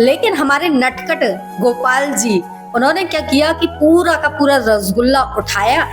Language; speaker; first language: Hindi; native; Hindi